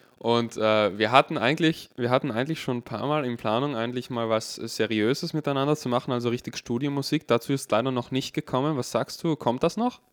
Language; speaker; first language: German; native; German